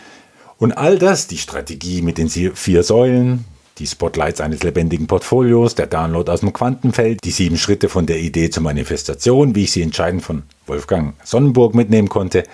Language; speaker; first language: German; native; German